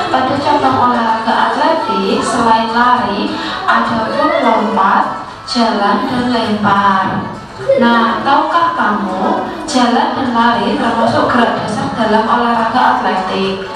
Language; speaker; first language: Indonesian; native; Indonesian